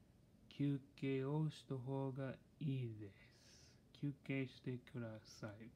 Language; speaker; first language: Japanese; non-native, learner; English